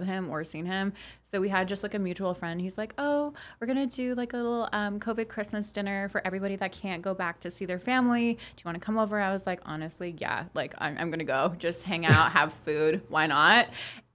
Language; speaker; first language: English; non-native, fluent; Polish